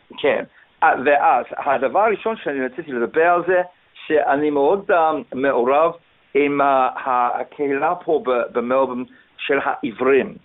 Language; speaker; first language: Hebrew; non-native, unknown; English